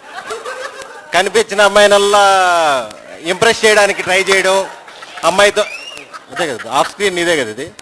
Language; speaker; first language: Telugu; native; Telugu